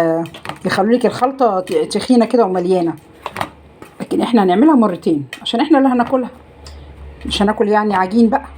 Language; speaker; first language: Arabic; native; Arabic